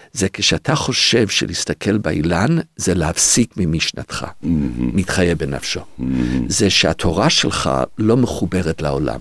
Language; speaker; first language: Hebrew; early bilingual, other home language; English